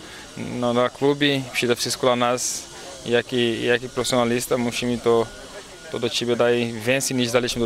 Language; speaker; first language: Polish; non-native, learner; Portuguese